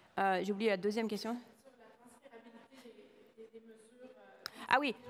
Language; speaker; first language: French; native; French